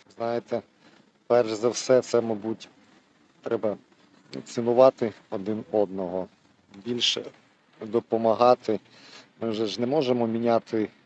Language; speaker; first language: Ukrainian; non-native, local second language; Russian